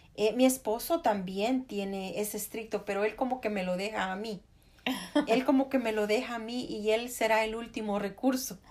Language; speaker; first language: Spanish; native; Spanish